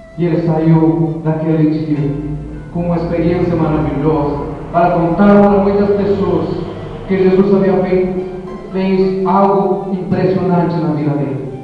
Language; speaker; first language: Portuguese; non-native, fluent; Spanish